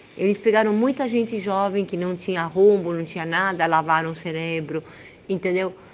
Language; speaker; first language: Portuguese; early bilingual, heritage; Portuguese